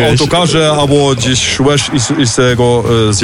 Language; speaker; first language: Polish; early bilingual, heritage; Polish